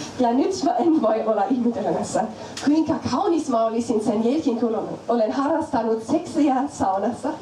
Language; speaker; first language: Finnish; non-native, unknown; German